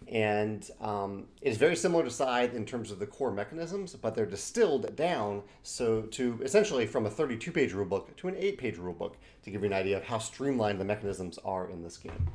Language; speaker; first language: English; native; English